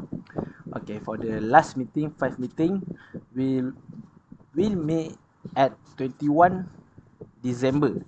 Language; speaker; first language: English; non-native, learner; Malay